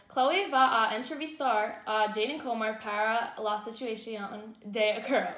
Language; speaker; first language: Spanish; non-native, learner; English